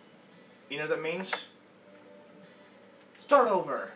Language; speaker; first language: English; native; English